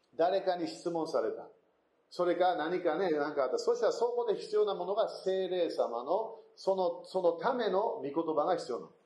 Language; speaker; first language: Japanese; non-native, fluent; English